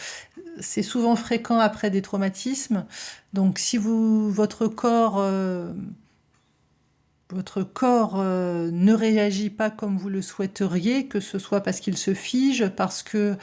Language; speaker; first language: French; native; French